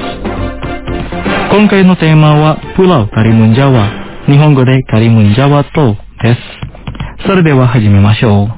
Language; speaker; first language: Japanese; non-native, fluent; Indonesian